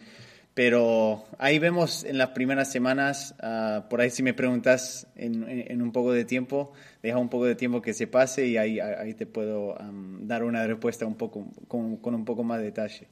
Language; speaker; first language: Spanish; early bilingual, heritage; Spanish